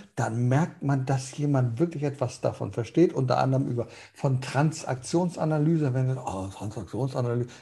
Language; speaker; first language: German; early bilingual, heritage; Danish